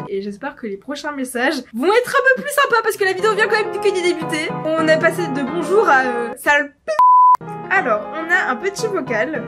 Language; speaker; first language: French; native; French